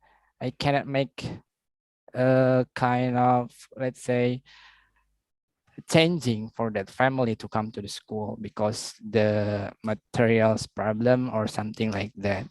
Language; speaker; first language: English; non-native, learner; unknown